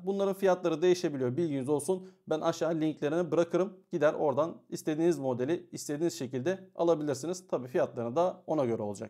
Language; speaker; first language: Turkish; native; Turkish